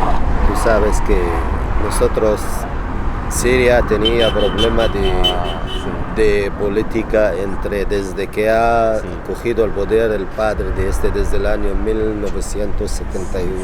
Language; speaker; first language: Spanish; non-native, learner; Arabic